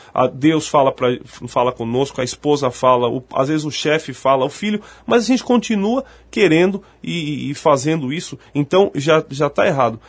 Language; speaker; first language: Portuguese; native; Portuguese